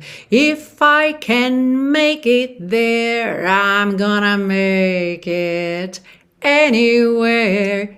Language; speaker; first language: English; non-native, fluent; Portuguese